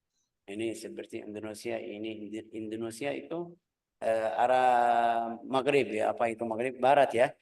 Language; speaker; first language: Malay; non-native, fluent; Arabic